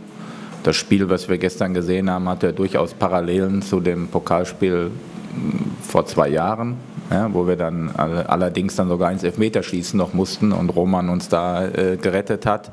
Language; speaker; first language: German; native; German